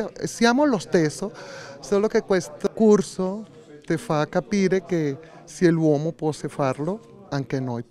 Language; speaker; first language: Italian; non-native, learner; Spanish